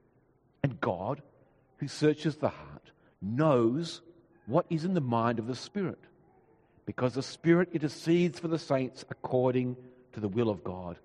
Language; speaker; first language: English; native; English